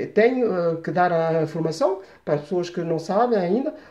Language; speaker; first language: Portuguese; early bilingual, heritage; Portuguese